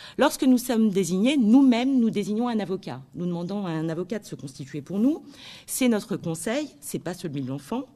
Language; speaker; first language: French; native; French